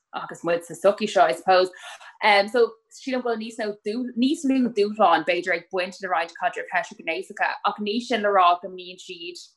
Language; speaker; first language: Irish; native; Irish